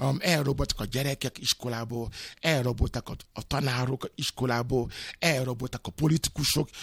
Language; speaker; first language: Hungarian; non-native, fluent; Yoruba